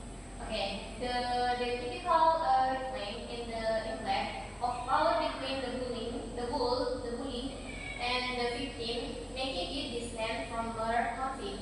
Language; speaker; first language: English; non-native, learner; Indonesian